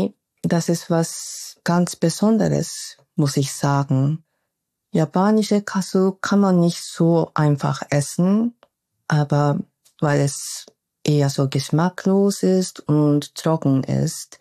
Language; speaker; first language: German; non-native, fluent; Japanese